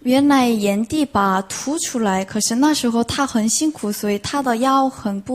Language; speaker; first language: Chinese; non-native, fluent; Korean